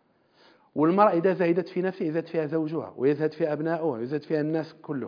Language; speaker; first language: Arabic; native; Arabic